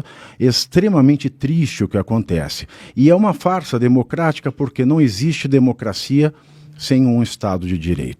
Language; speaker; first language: Portuguese; native; Portuguese